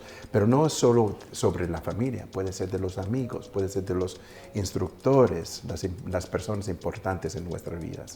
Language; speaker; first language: Spanish; early bilingual, heritage; Spanish